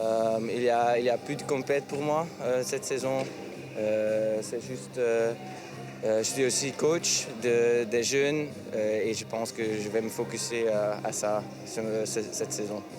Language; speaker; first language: French; non-native, local second language; Dutch